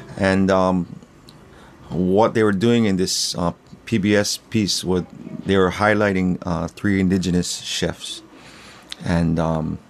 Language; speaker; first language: English; native; English